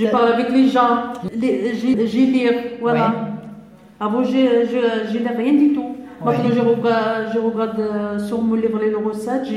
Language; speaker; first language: French; non-native, learner; Arabic